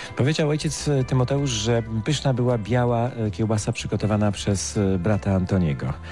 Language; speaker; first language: Polish; native; Polish